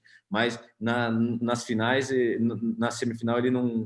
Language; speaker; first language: Portuguese; native; Portuguese